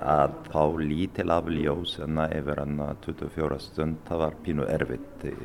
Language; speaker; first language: Icelandic; non-native, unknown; Arabic